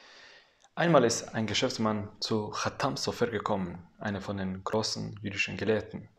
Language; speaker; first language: German; non-native, fluent; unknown